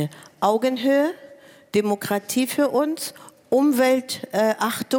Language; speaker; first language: German; non-native, fluent; Spanish